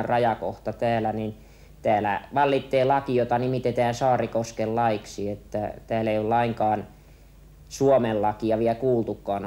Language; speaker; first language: Finnish; native; Finnish